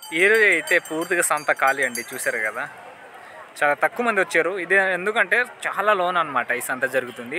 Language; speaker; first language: Telugu; non-native, local second language; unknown